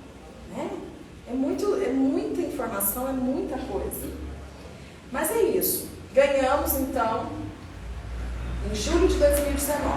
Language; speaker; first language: Portuguese; native; Portuguese